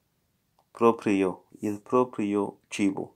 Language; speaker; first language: Italian; non-native, learner; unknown